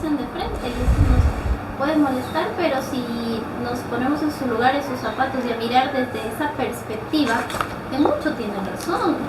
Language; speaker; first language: Spanish; native; Spanish